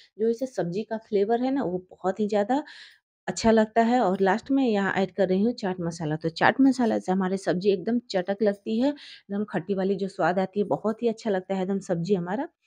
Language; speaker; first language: Hindi; native; Hindi